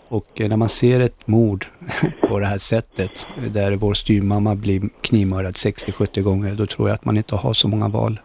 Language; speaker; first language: Swedish; early bilingual, other home language; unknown